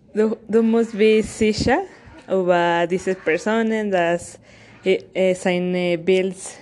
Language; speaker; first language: German; non-native, learner; Spanish